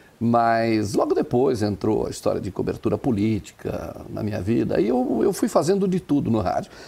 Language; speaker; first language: Portuguese; non-native, local second language; German